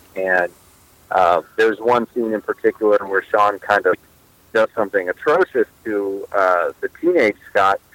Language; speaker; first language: English; native; English